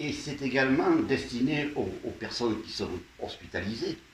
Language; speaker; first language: French; native; French